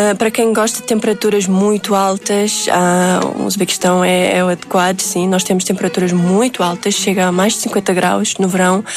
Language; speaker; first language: Portuguese; early bilingual, other home language; Uzbek